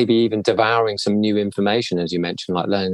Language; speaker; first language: English; native; English